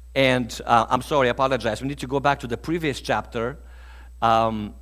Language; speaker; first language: English; non-native, fluent; Bulgarian